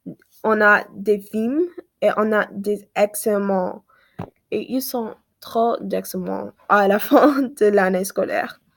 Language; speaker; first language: French; non-native, learner; English